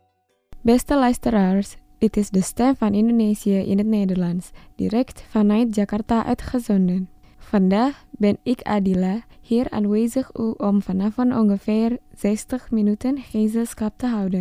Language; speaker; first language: Dutch; non-native, learner; Indonesian